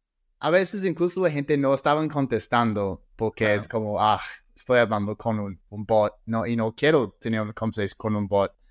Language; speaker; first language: Spanish; non-native, fluent; English